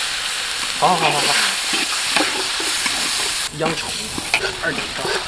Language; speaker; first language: Chinese; native; Chinese